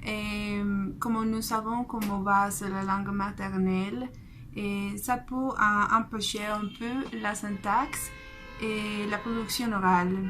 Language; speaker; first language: French; non-native, fluent; Spanish